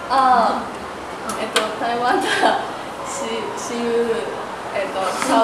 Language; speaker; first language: Chinese; non-native, learner; Japanese